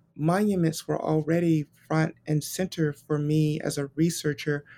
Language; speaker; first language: English; native; English